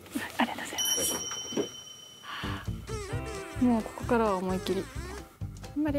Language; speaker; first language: Japanese; native; Japanese